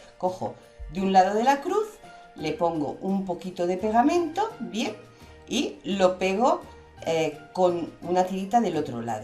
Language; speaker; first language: Spanish; native; Spanish